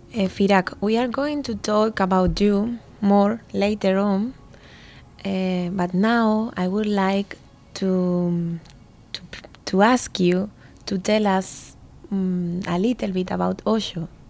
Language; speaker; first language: English; non-native, fluent; Spanish